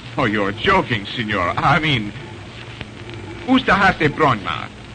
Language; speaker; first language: Spanish; non-native, learner; English